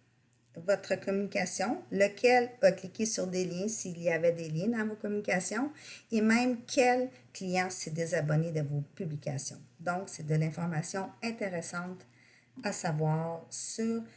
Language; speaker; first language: French; native; French